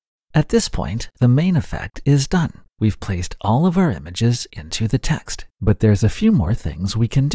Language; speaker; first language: English; native; English